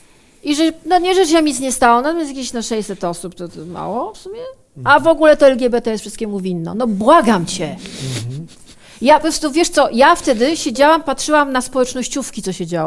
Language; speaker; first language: Polish; native; Polish